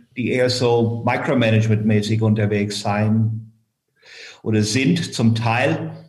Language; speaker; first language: German; non-native, fluent; English